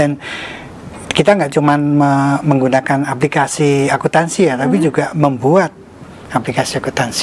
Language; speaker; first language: Indonesian; native; Indonesian